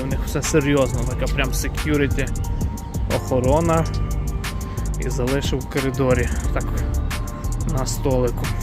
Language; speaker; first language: Ukrainian; native; Ukrainian